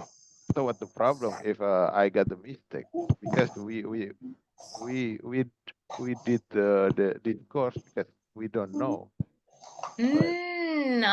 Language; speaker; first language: English; non-native, learner; Indonesian